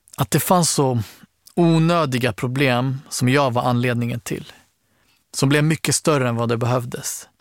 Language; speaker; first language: Swedish; early bilingual, other home language; Arabic